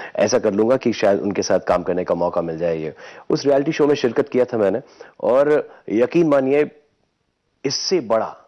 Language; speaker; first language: Hindi; native; Hindi